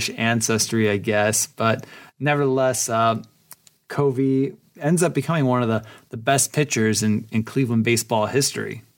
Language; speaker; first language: English; early bilingual, other home language; Polish